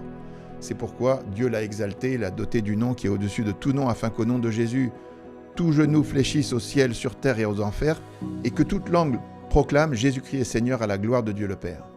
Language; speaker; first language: French; native; French